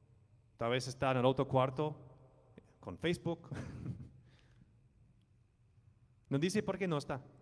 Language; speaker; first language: Spanish; non-native, fluent; English